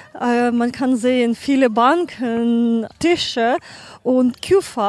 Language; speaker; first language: German; non-native, learner; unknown